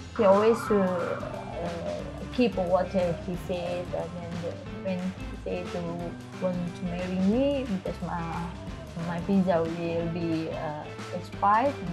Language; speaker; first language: English; non-native, learner; Indonesian